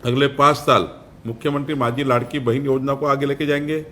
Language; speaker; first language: Hindi; non-native, local second language; Marathi